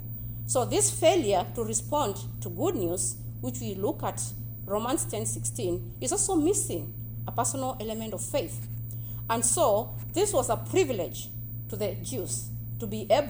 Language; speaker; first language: English; non-native, local second language; Kamba